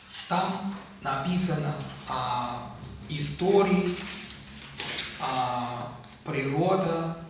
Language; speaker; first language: Russian; non-native, learner; Chinese